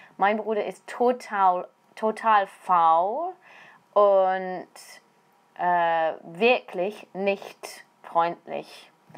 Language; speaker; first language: German; non-native, fluent; English